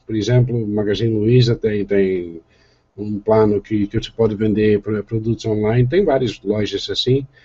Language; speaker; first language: Portuguese; non-native, fluent; Dutch